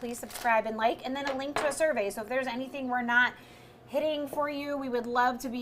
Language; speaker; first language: English; native; English